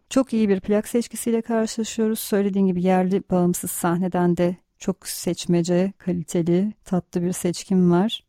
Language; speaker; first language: Turkish; native; Turkish